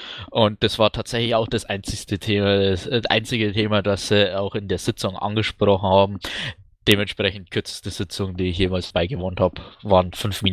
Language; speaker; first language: German; native; German